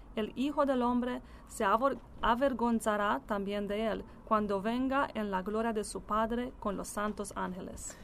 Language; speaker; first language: Spanish; non-native, learner; Italian